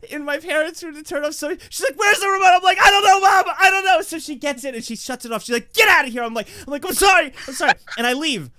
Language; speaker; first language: English; native; English